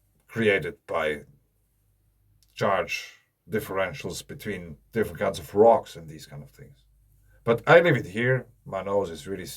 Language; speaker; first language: English; non-native, fluent; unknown